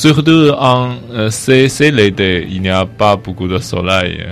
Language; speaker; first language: French; non-native, learner; Chinese